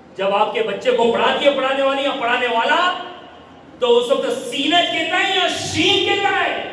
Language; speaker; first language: Urdu; non-native, local second language; Gujarati